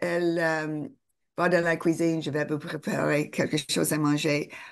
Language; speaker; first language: French; non-native, fluent; English